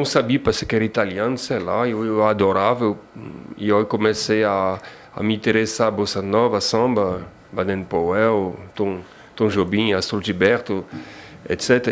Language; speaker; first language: Portuguese; non-native, fluent; French